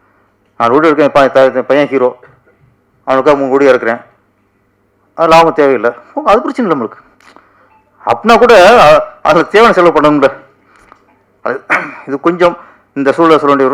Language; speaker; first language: Tamil; native; Tamil